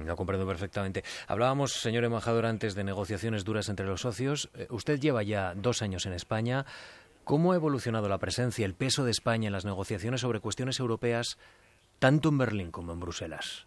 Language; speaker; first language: Spanish; native; Spanish